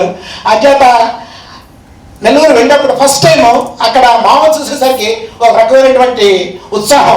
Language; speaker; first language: Telugu; native; Telugu